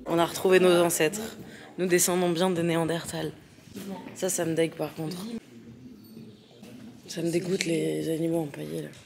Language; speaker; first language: French; native; French